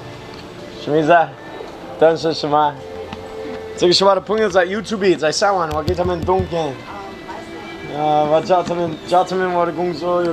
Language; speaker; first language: Chinese; non-native, learner; English